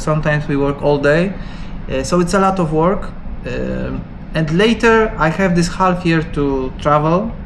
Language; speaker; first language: English; non-native, learner; Polish